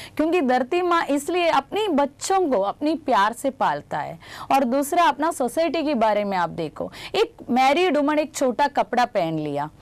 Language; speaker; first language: Hindi; non-native, local second language; Gujarati